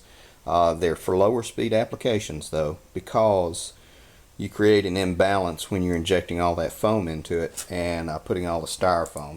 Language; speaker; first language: English; native; English